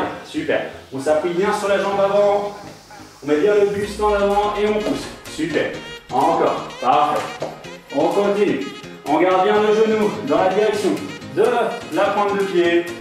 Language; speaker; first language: French; native; French